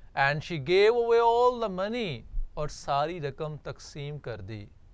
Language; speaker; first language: English; non-native, local second language; Urdu